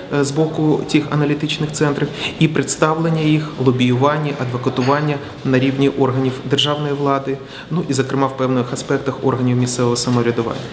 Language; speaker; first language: Ukrainian; native; Ukrainian